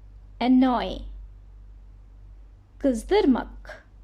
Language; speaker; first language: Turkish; non-native, learner; Bangla